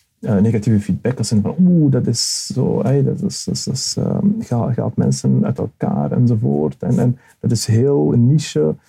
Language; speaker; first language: Dutch; early bilingual, other home language; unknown